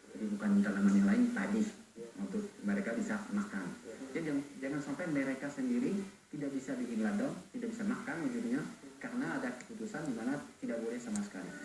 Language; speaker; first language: Indonesian; non-native, fluent; French